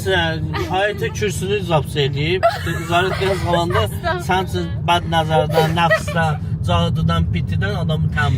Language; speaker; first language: Azerbaijani; native; Azerbaijani